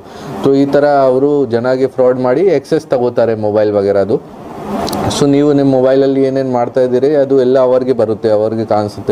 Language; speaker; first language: Kannada; non-native, local second language; Hindi